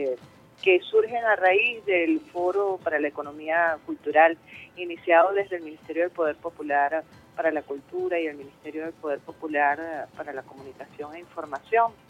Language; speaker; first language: Spanish; native; Spanish